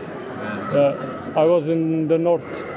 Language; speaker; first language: English; non-native, learner; French